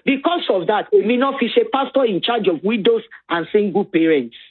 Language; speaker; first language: English; non-native, local second language; Yoruba